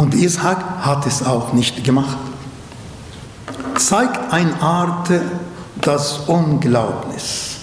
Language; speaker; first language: German; non-native, learner; Arabic